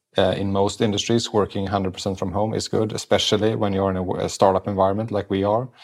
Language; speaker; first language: English; non-native, fluent; Swedish